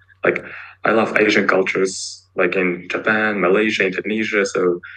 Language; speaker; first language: English; non-native, learner; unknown